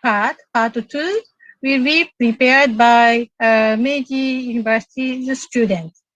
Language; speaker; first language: English; non-native, learner; Japanese